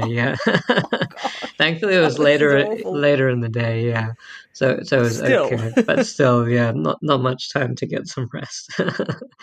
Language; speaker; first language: English; native; English